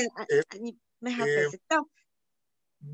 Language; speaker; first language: Hebrew; non-native, learner; Polish